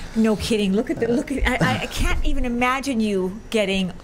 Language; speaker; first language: English; native; English